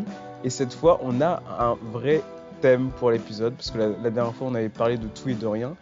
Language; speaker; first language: French; native; French